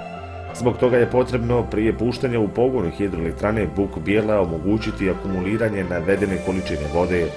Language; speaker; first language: Bosnian; native; Bosnian